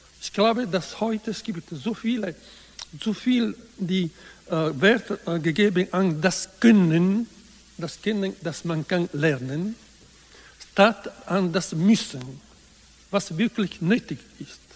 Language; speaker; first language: German; non-native, learner; Italian